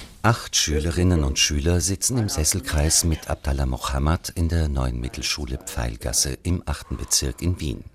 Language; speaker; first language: German; native; German